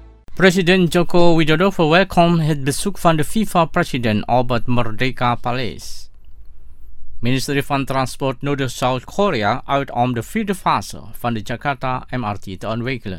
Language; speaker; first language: Dutch; non-native, fluent; Indonesian